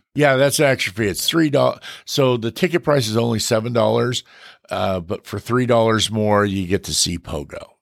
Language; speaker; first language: English; native; English